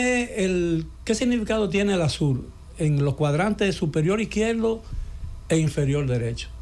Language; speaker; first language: Spanish; native; Spanish